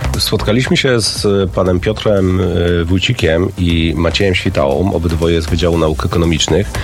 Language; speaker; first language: Polish; native; Polish